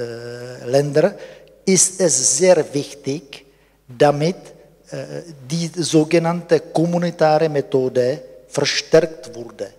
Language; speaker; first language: German; non-native, fluent; Czech